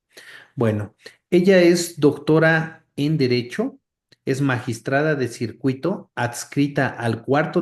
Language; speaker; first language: Spanish; native; Spanish